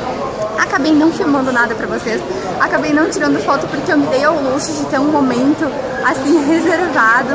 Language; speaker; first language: Portuguese; native; Portuguese